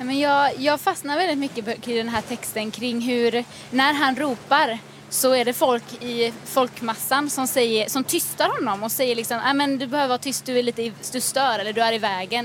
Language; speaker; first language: Swedish; native; Swedish